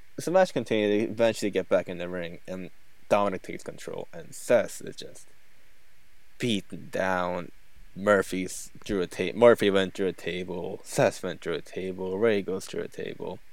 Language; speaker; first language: English; non-native, fluent; Korean